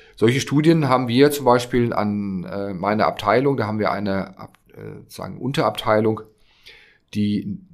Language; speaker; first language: German; native; German